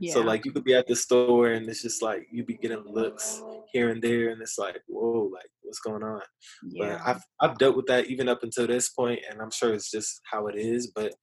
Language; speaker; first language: English; native; English